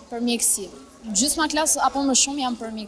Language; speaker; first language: Albanian; native; Albanian